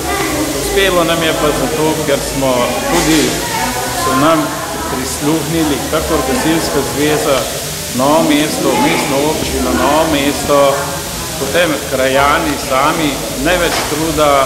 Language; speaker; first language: Slovenian; native; Slovenian